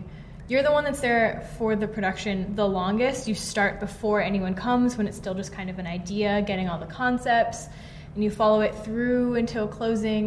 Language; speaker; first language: English; native; English